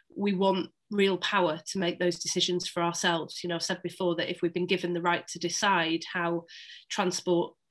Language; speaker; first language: English; native; English